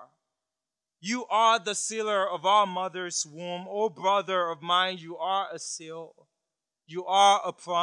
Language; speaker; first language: English; non-native, local second language; Yoruba